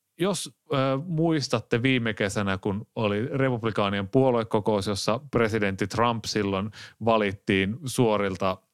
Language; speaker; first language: Finnish; native; Finnish